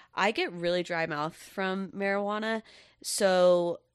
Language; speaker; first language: English; native; English